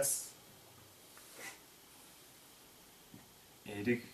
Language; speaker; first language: Russian; non-native, local second language; Tuvinian